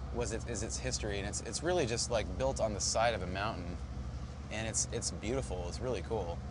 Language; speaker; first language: English; native; English